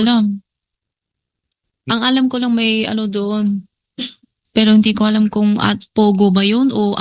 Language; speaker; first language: Filipino; non-native, learner; Chinese